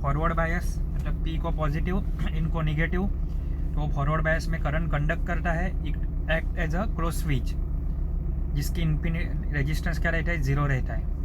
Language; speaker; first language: Hindi; non-native, local second language; Marathi